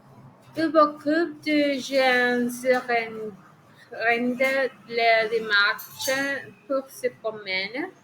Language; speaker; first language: French; non-native, learner; Spanish